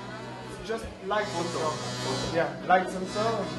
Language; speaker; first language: English; non-native, learner; French